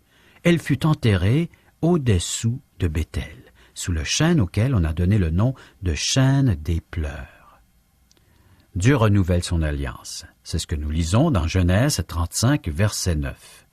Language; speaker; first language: French; native; French